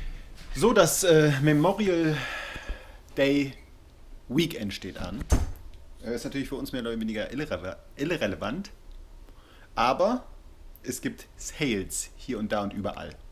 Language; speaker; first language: German; native; German